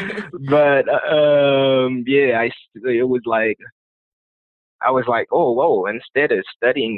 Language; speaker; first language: English; non-native, fluent; Haitian Creole